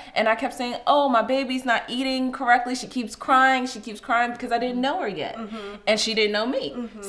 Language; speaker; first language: English; native; English